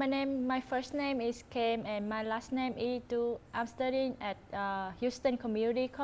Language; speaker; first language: English; non-native, learner; Vietnamese